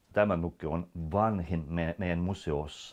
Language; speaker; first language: Finnish; non-native, fluent; Russian